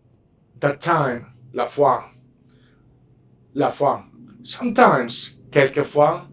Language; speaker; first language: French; non-native, fluent; Spanish